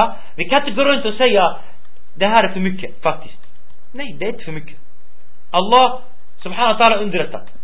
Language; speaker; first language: Swedish; early bilingual, other home language; Arabic